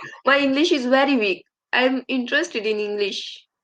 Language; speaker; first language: English; non-native, learner; Urdu